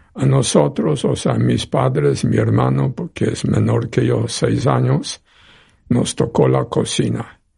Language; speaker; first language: Spanish; non-native, fluent; Polish